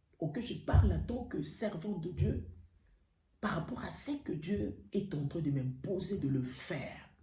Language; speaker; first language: French; non-native, local second language; Lingala